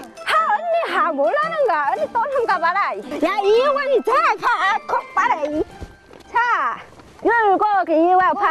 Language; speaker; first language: Korean; non-native, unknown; Vietnamese